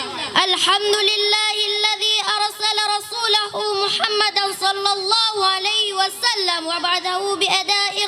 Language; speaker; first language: Arabic; non-native, learner; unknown